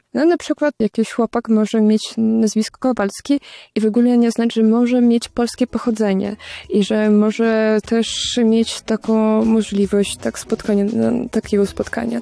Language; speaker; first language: Polish; non-native, fluent; Russian